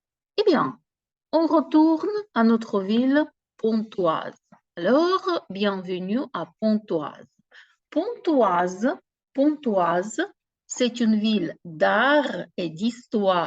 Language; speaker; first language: French; non-native, fluent; Ukrainian